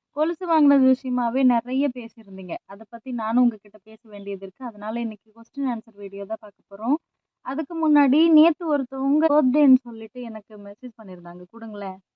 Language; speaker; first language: Tamil; native; Tamil